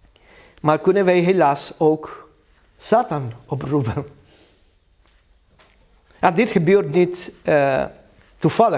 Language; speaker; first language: Dutch; non-native, learner; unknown